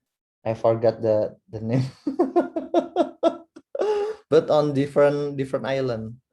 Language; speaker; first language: English; non-native, learner; Indonesian